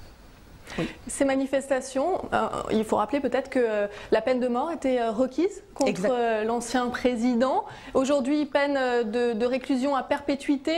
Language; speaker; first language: French; native; French